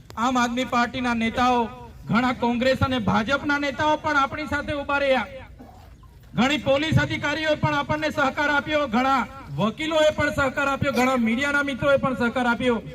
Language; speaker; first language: Gujarati; non-native, local second language; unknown